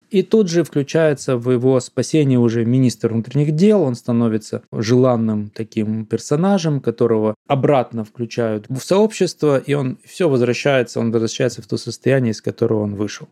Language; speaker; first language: Russian; native; Russian